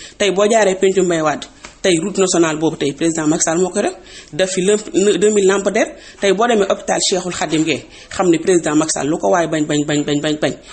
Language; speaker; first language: Wolof; native; Wolof